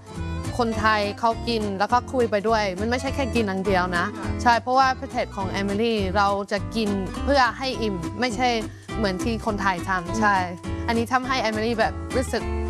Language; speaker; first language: Thai; non-native, fluent; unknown